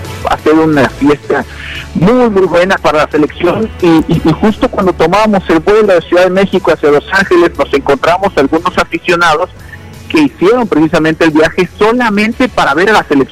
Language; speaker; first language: Spanish; native; Spanish